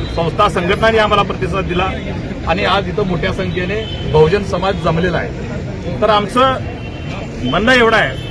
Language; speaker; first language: Marathi; native; Marathi